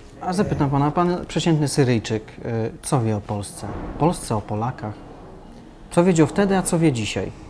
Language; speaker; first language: Polish; native; Polish